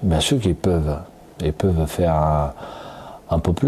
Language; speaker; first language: French; non-native, fluent; Portuguese